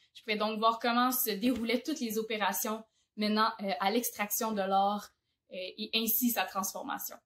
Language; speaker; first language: French; native; French